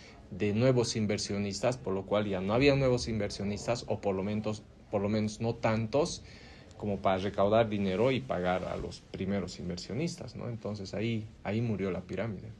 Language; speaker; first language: Spanish; native; Spanish